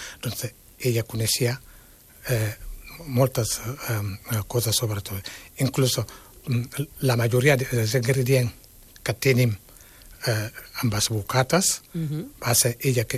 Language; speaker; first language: Catalan; non-native, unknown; Wolof